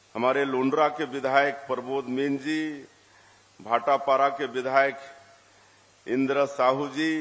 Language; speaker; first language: Hindi; native; Hindi